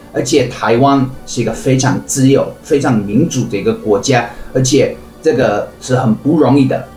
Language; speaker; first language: Chinese; non-native, fluent; English